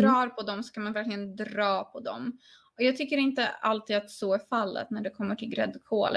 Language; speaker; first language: Swedish; non-native, fluent; Polish